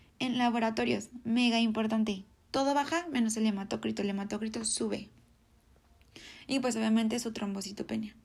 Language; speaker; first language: Spanish; native; Spanish